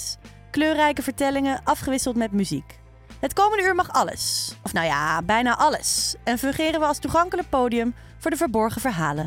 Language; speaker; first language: Dutch; native; Dutch